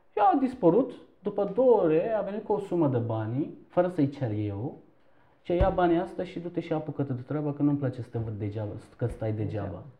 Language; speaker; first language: Romanian; non-native, fluent; Turkish